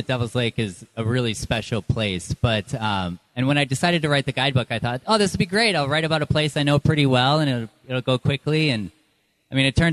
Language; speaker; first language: English; native; English